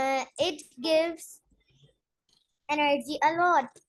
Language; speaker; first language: English; non-native, learner; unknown